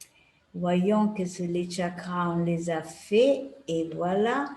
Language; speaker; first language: French; non-native, fluent; Italian